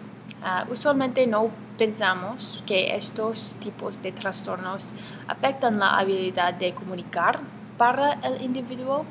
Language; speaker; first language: Spanish; non-native, learner; English